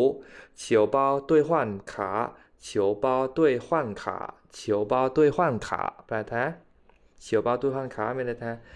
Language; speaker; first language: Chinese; non-native, fluent; Khmer